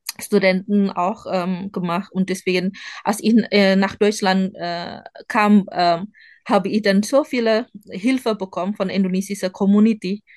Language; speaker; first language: German; non-native, learner; Indonesian